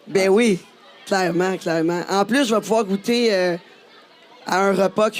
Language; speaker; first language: French; native; French